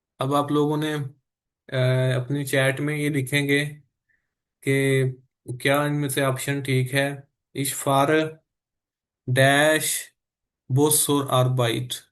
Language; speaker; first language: Urdu; native; Urdu